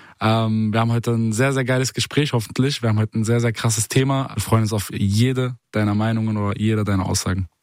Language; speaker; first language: German; native; German